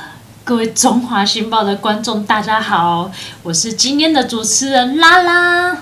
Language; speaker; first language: Chinese; native; Chinese